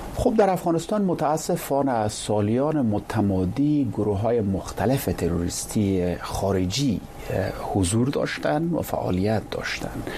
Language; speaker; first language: Persian; native; Persian